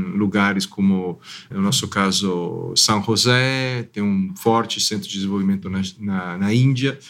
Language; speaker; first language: Portuguese; non-native, fluent; Italian